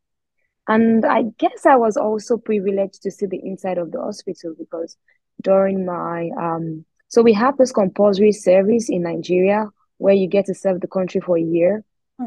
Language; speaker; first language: English; non-native, local second language; Yoruba